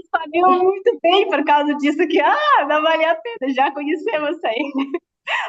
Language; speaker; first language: Portuguese; non-native, fluent; Russian